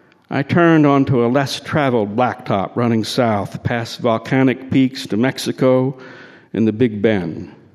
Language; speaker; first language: English; native; English